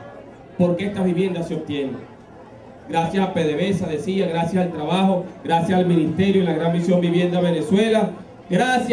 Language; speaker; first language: Spanish; native; Spanish